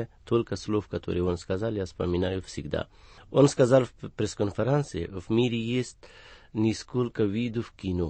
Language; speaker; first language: Russian; non-native, learner; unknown